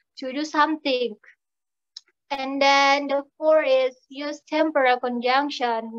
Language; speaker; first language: English; non-native, learner; Indonesian